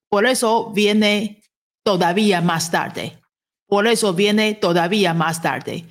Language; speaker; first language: Spanish; non-native, fluent; Chinese